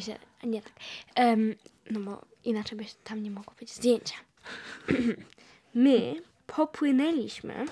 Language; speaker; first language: Polish; early bilingual, heritage; Polish